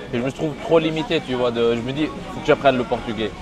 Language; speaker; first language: French; native; French